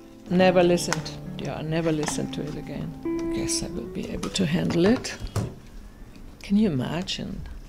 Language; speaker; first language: English; non-native, fluent; German